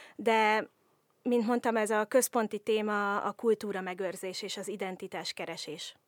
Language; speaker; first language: Hungarian; native; Hungarian